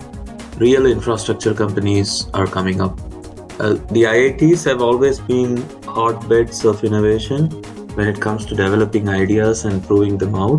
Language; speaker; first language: English; non-native, local second language; Tamil